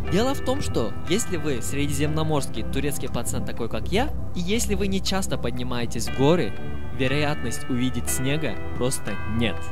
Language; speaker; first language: Russian; non-native, fluent; Turkish